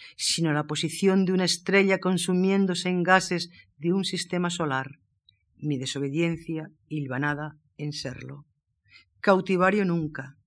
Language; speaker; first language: Spanish; native; Spanish